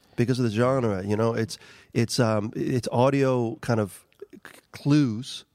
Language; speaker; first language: English; early bilingual, other home language; Albanian